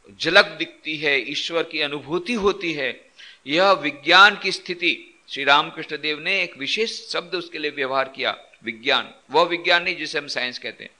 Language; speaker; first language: Hindi; non-native, local second language; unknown